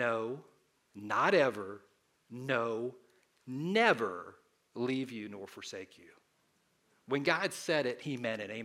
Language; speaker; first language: English; native; English